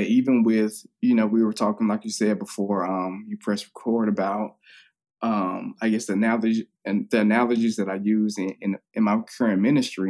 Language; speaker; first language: English; native; English